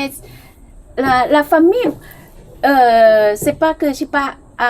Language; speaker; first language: French; non-native, learner; Thai